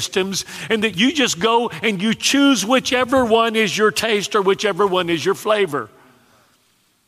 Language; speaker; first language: English; native; English